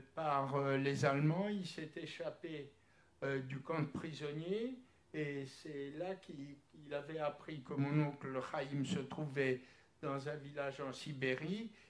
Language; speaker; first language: French; early bilingual, other home language; Polish